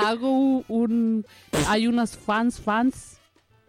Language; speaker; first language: Spanish; native; Spanish